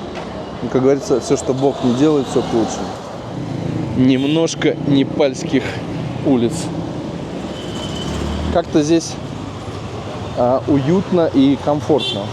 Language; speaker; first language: Russian; native; Russian